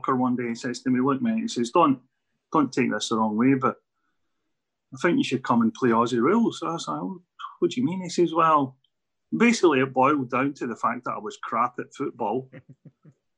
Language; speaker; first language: English; native; English